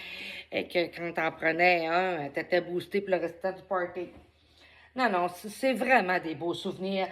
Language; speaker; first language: French; native; French